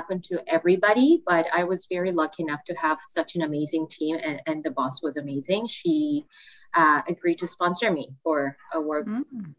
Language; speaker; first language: English; non-native, fluent; Korean